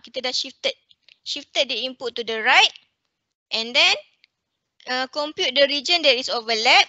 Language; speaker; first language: English; non-native, local second language; Malay